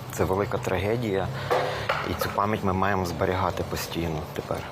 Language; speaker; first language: Ukrainian; native; Ukrainian